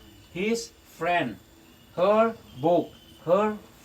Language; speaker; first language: English; non-native, learner; Sundanese